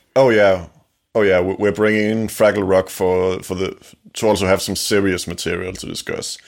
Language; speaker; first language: English; non-native, fluent; Danish